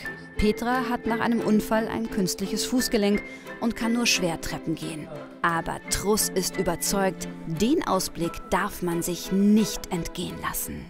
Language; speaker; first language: German; native; German